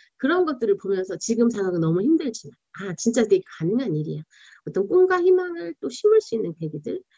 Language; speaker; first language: Korean; native; Korean